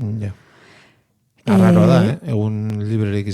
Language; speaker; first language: Basque; native; Basque